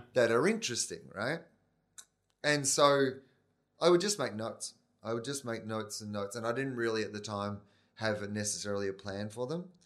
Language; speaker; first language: English; native; English